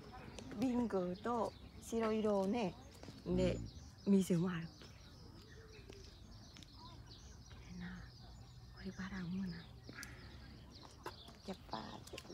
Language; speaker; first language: Japanese; non-native, learner; Vietnamese